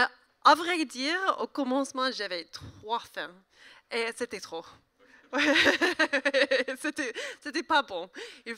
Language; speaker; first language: French; non-native, learner; English